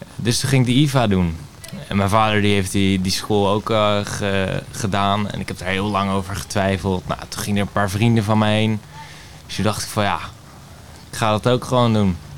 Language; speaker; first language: Dutch; native; Dutch